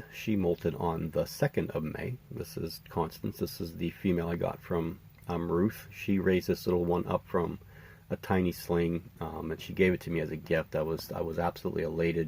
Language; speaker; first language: English; native; English